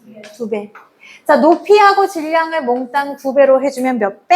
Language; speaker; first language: Korean; native; Korean